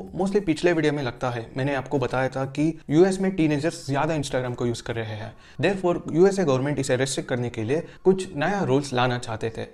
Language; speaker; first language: Hindi; non-native, local second language; Kannada